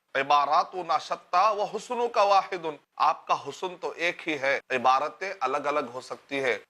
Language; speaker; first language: Urdu; native; Urdu